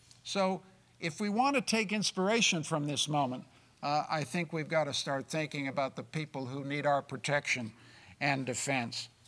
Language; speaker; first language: English; native; English